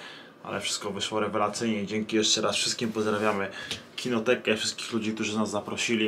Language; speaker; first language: Polish; native; Polish